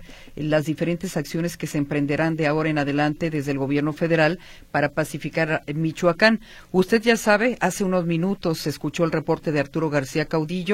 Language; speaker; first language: Spanish; native; Spanish